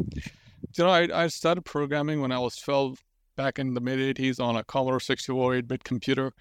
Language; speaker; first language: English; non-native, local second language; Urdu